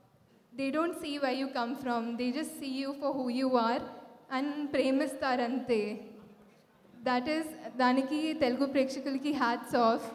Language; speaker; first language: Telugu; non-native, fluent; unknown